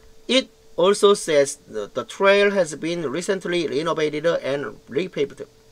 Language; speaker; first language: English; non-native, fluent; Korean